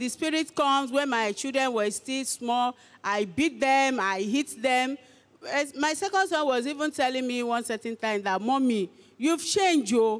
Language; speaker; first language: English; non-native, local second language; Igbo